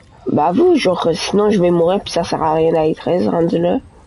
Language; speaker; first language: French; native; French